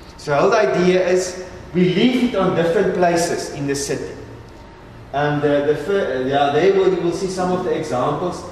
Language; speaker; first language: English; non-native, local second language; Afrikaans